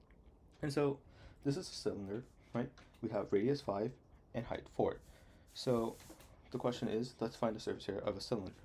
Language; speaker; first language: English; native; English